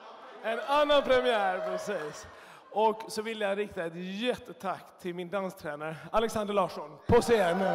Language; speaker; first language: Swedish; native; Swedish